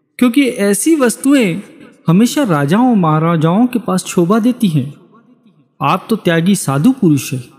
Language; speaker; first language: Hindi; native; Hindi